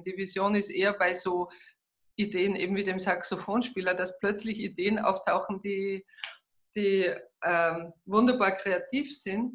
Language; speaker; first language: German; native; German